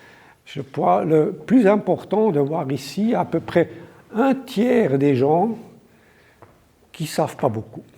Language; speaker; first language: French; non-native, local second language; German